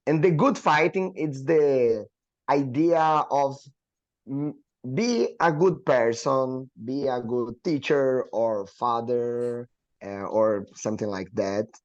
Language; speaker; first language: English; non-native, learner; Portuguese